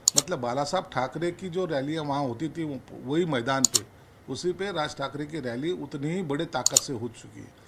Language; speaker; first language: Hindi; non-native, local second language; Marathi